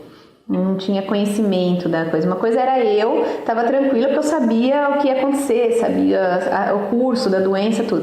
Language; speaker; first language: Portuguese; native; Portuguese